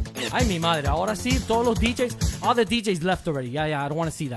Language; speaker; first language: English; early bilingual, other home language; Spanish